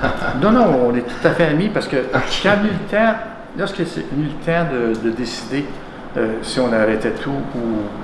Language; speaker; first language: French; native; French